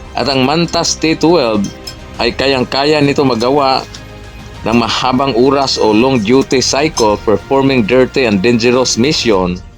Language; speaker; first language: Filipino; non-native, local second language; Cebuano